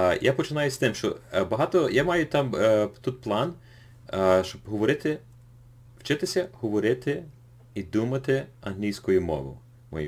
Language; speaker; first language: Ukrainian; early bilingual, heritage; English